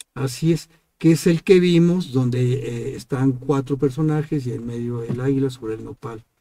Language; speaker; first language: Spanish; native; Spanish